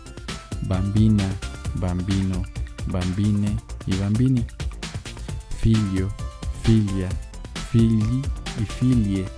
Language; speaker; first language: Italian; non-native, fluent; Spanish